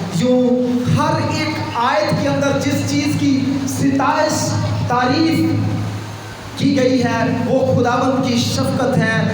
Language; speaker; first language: Urdu; non-native, local second language; Punjabi